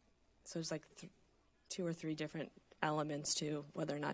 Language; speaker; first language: English; native; English